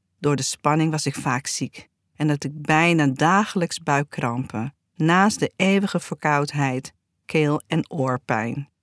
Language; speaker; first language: Dutch; native; Dutch